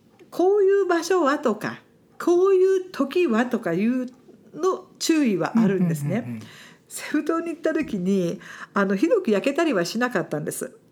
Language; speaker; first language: Japanese; non-native, fluent; English